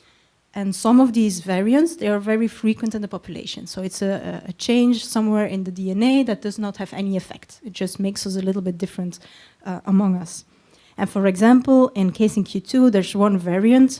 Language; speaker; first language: English; non-native, fluent; Dutch